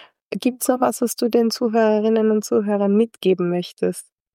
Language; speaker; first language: German; native; German